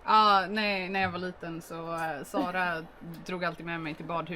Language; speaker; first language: Swedish; native; Swedish